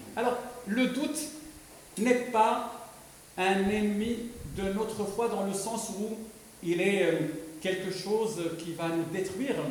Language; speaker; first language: French; non-native, local second language; Arabic